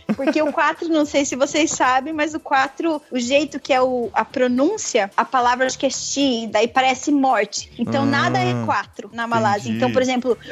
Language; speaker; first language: Portuguese; native; Portuguese